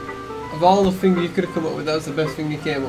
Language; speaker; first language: English; native; English